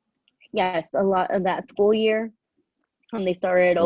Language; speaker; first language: English; early bilingual, other home language; Spanish